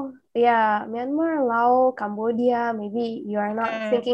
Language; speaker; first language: English; non-native, fluent; Indonesian